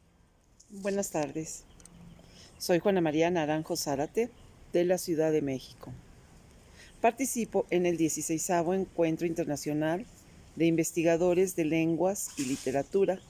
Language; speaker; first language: Spanish; native; Spanish